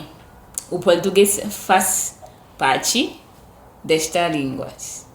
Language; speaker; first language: Portuguese; non-native, learner; Haitian Creole